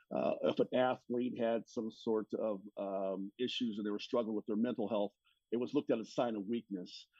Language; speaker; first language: English; native; English